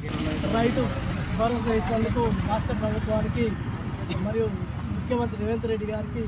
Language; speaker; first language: Telugu; native; Telugu